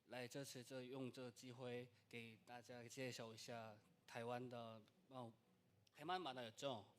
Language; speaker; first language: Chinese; non-native, learner; Korean